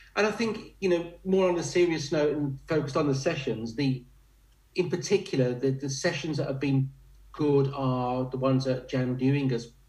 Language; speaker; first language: English; native; English